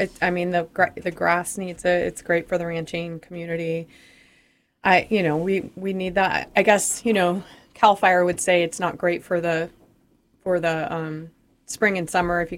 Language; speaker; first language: English; native; English